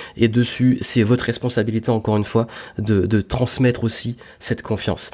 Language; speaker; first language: French; native; French